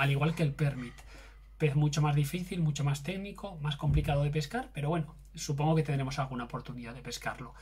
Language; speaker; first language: Spanish; native; Spanish